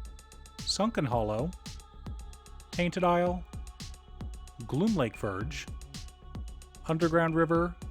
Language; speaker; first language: English; native; English